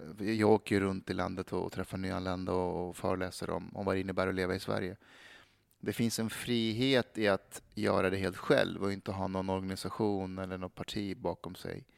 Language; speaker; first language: Swedish; early bilingual, other home language; Persian